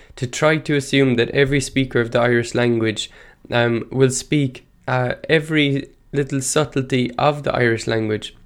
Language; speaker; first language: English; non-native, local second language; Irish